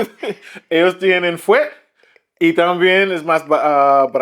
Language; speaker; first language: Spanish; non-native, learner; English